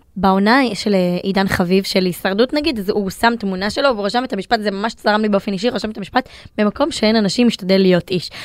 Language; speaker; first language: Hebrew; native; Hebrew